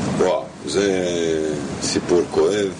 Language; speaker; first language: Hebrew; non-native, fluent; Russian